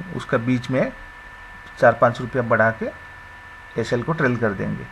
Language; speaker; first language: Hindi; native; Hindi